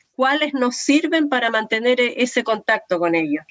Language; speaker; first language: Spanish; native; Spanish